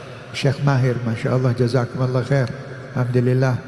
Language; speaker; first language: Arabic; non-native, fluent; Indonesian